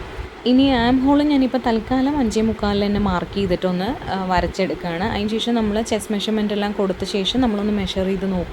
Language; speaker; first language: Malayalam; native; Malayalam